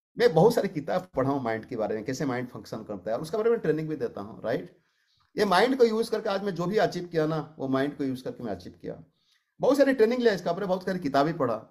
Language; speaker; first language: Hindi; non-native, local second language; Odia